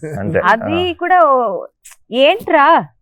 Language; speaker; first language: Telugu; non-native, learner; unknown